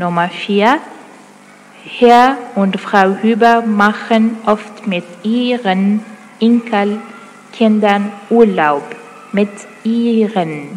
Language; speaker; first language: German; non-native, fluent; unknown